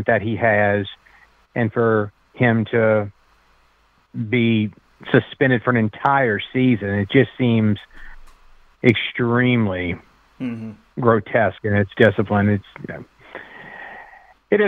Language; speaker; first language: English; native; English